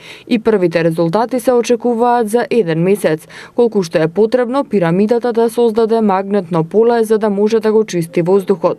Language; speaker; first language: Macedonian; native; Macedonian